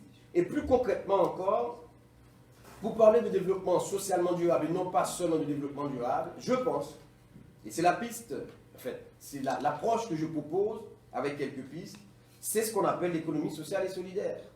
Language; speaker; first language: French; non-native, local second language; Haitian Creole